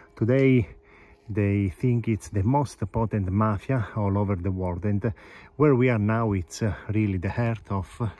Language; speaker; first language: English; non-native, fluent; Italian